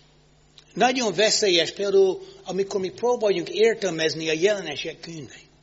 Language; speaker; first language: Hungarian; non-native, fluent; English